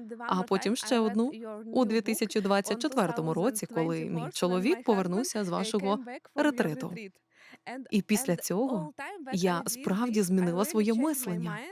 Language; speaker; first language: Ukrainian; native; Ukrainian